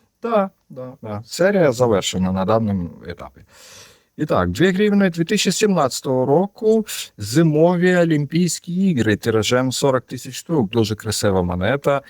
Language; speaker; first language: Ukrainian; non-native, local second language; Russian